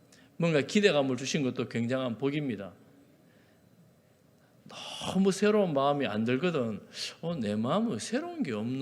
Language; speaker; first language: Korean; native; Korean